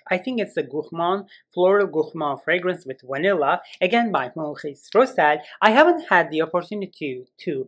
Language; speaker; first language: English; non-native, fluent; Turkish